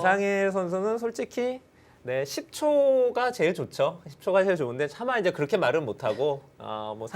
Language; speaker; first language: Korean; native; Korean